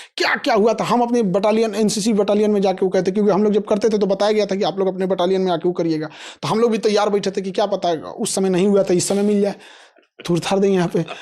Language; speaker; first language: Hindi; native; Hindi